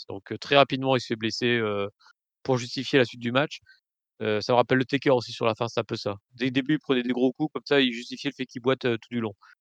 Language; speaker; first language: French; native; French